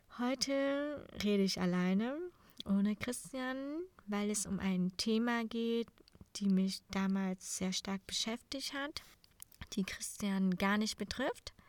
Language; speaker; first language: German; non-native, fluent; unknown